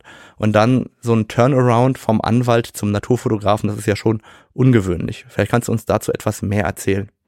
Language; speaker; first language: German; native; German